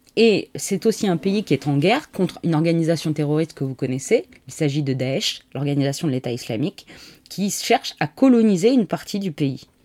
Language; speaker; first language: French; native; French